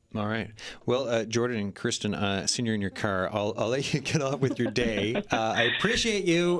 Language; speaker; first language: English; native; English